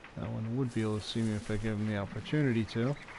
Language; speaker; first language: English; native; English